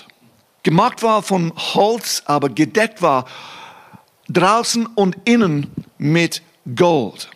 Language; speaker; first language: German; non-native, fluent; English